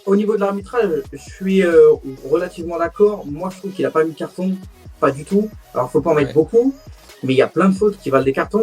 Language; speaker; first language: French; native; French